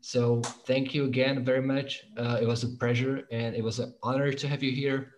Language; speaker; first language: English; non-native, fluent; Slovak